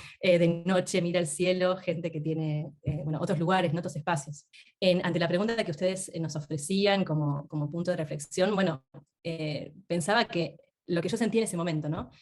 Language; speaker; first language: Spanish; native; Spanish